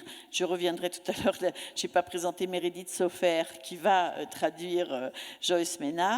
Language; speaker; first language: French; native; French